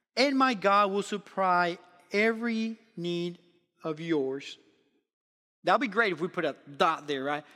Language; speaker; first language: English; non-native, fluent; Spanish